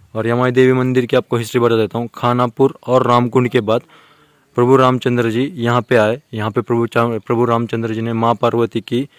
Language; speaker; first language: Hindi; non-native, local second language; Marathi